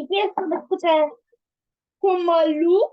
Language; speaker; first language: Lithuanian; early bilingual, heritage; Lithuanian